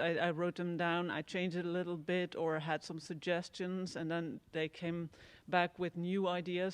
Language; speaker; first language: English; non-native, fluent; Dutch